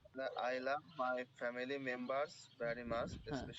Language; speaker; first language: English; non-native, learner; Bangla